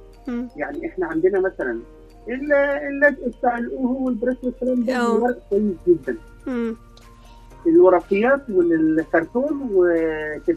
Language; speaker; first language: Arabic; native; Arabic